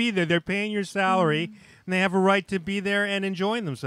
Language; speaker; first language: English; native; English